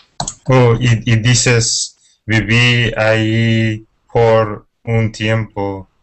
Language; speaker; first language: Spanish; non-native, fluent; English